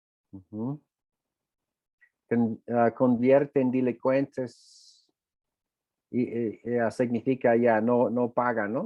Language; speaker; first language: Spanish; non-native, fluent; English